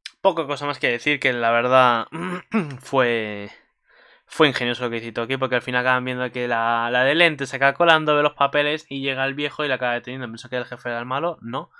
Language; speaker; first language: Spanish; native; Spanish